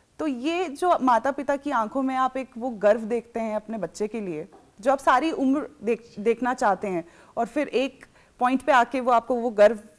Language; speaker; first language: Hindi; native; Hindi